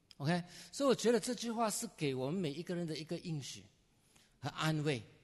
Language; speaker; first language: Chinese; native; Chinese